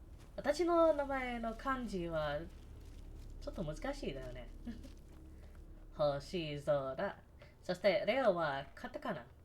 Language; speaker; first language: Japanese; non-native, learner; English